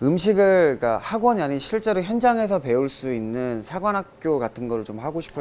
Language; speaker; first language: Korean; native; Korean